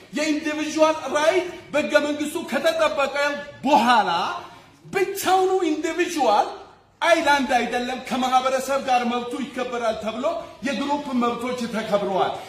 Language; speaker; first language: Amharic; non-native, local second language; Wolaytta